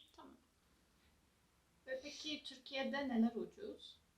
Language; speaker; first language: Turkish; native; Turkish